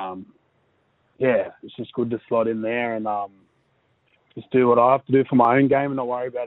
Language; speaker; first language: English; native; English